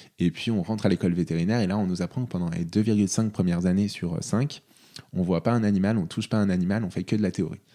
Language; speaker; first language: French; native; French